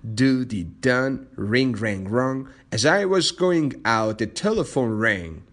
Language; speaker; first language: English; non-native, fluent; Persian